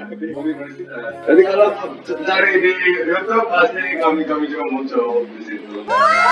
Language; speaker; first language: Indonesian; non-native, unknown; Korean